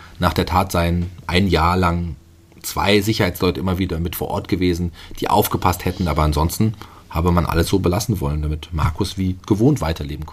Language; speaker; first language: German; native; German